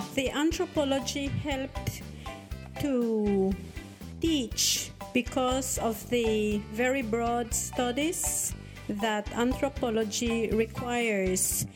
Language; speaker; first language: English; non-native, local second language; Spanish